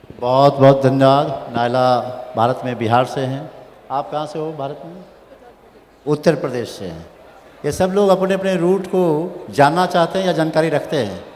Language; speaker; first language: Hindi; native; Hindi